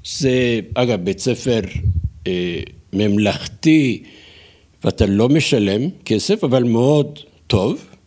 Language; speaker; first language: Hebrew; non-native, fluent; Turkish